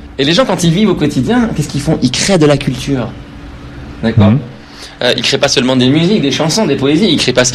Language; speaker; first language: French; non-native, fluent; Persian